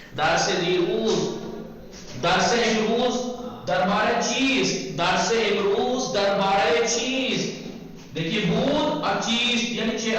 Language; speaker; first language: Persian; non-native, fluent; Urdu